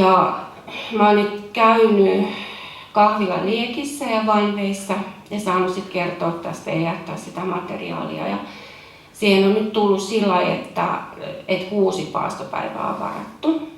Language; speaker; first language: Finnish; native; Finnish